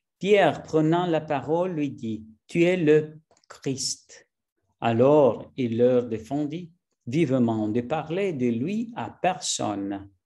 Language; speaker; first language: French; non-native, learner; Spanish